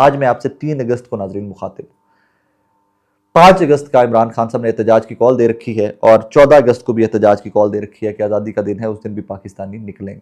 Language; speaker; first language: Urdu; non-native, local second language; Punjabi